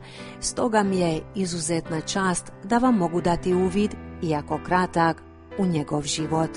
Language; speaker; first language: Serbian; early bilingual, heritage; Croatian